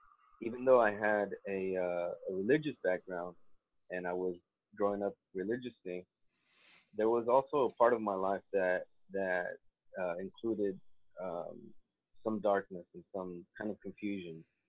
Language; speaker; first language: English; native; English